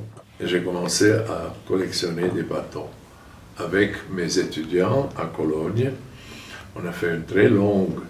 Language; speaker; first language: French; non-native, fluent; German